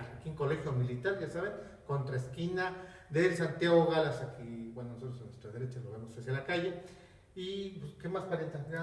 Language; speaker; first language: Spanish; native; Spanish